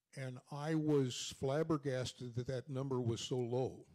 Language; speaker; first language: English; native; English